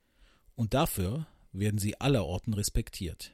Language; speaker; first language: German; native; German